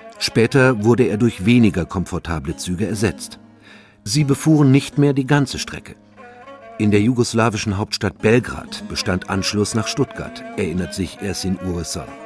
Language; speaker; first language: German; native; German